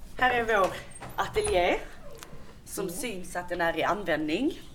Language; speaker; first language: Swedish; native; Swedish